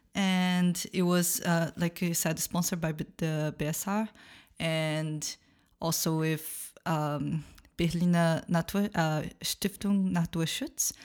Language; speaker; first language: English; non-native, fluent; Portuguese